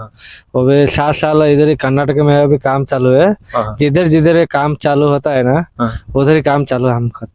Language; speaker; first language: Hindi; non-native, local second language; Odia